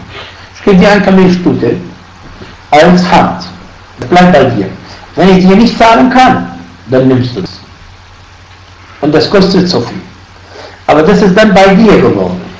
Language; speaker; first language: German; non-native, fluent; Arabic